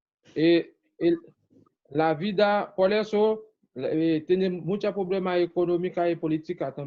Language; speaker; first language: Spanish; non-native, learner; Haitian Creole